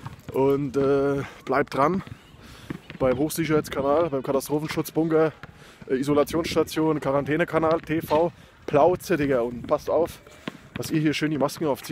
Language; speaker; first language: German; native; German